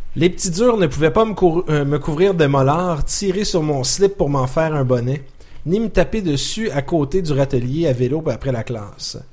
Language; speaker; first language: French; native; French